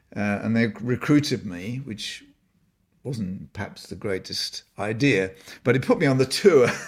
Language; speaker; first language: English; native; English